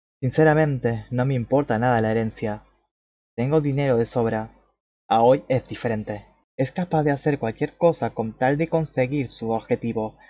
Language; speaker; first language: Spanish; native; Spanish